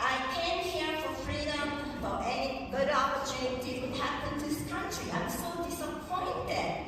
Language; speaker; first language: English; non-native, fluent; Japanese